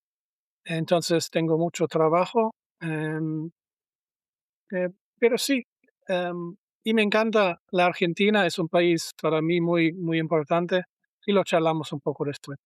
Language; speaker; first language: Spanish; non-native, learner; German